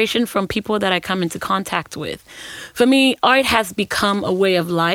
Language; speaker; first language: English; non-native, local second language; Akan